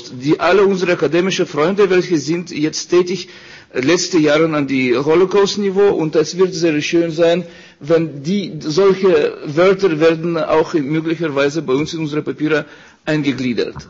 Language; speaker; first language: German; non-native, fluent; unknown